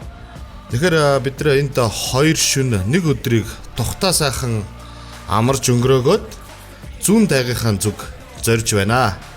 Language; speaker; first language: Mongolian; native; Mongolian